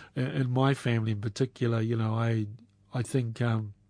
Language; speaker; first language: English; native; English